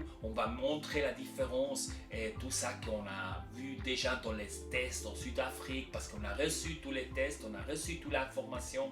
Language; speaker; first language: French; non-native, local second language; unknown